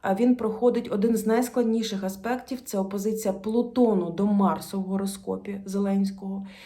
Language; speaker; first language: Ukrainian; non-native, local second language; Russian